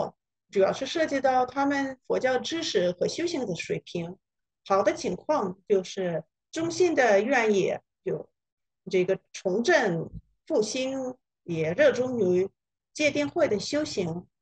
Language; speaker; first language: Chinese; non-native, fluent; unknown